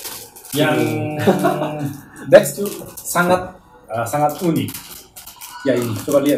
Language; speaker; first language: Indonesian; non-native, learner; Korean